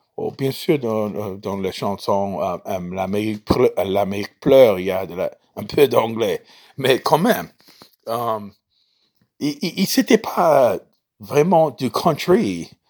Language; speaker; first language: French; non-native, fluent; English